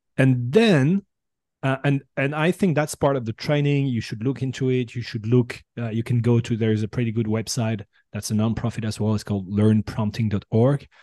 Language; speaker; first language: English; non-native, fluent; French